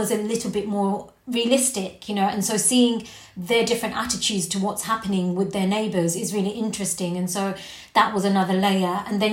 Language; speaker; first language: English; native; English